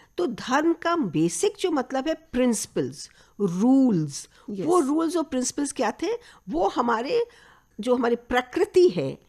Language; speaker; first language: Hindi; native; Hindi